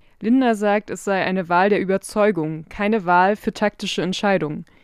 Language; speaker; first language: German; native; German